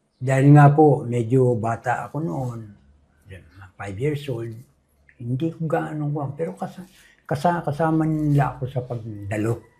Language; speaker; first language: Filipino; non-native, local second language; Bikol